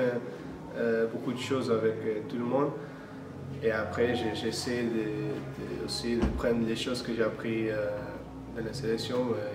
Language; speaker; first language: French; non-native, fluent; Portuguese